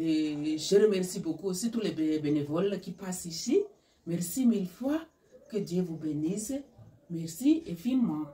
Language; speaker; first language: French; non-native, local second language; Malagasy